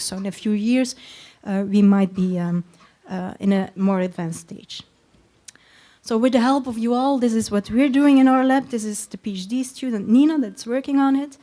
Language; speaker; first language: English; non-native, fluent; Dutch